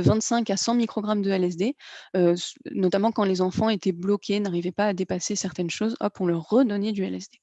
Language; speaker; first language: French; native; French